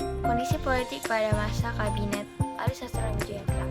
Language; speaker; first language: Indonesian; native; Indonesian